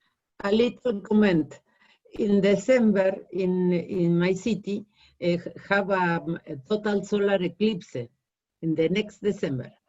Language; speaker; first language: English; non-native, learner; Spanish